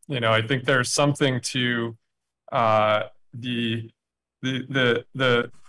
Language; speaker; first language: English; native; English